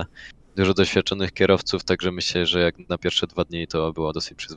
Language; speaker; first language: Polish; native; Polish